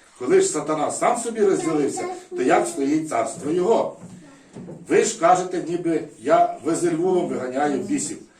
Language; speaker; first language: Ukrainian; non-native, local second language; Russian